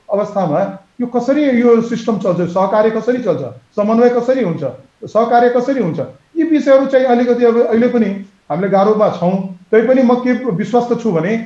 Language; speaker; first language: Nepali; native; Nepali